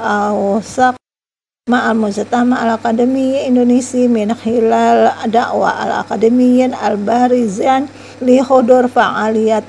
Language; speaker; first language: Arabic; non-native, fluent; Indonesian